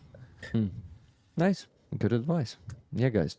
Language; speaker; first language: English; non-native, fluent; Ukrainian